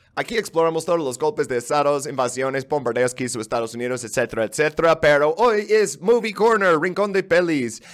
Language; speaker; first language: Spanish; non-native, fluent; English